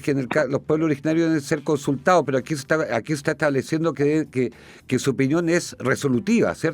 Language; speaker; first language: Spanish; native; Spanish